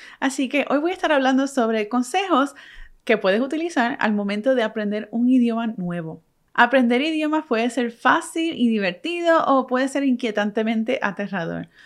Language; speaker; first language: Spanish; native; Spanish